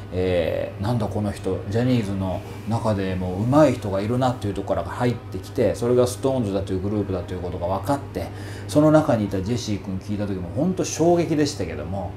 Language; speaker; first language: Japanese; native; Japanese